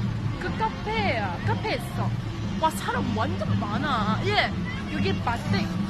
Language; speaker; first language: Korean; non-native, learner; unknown